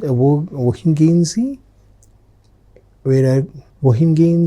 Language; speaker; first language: German; non-native, fluent; Telugu